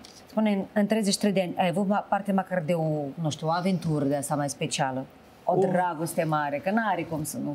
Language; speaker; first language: Romanian; native; Romanian